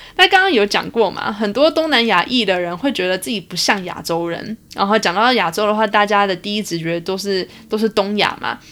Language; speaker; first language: Chinese; early bilingual, heritage; Chinese